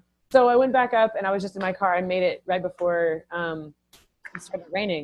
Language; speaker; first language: English; native; English